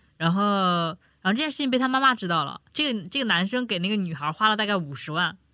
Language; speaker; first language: Chinese; native; Chinese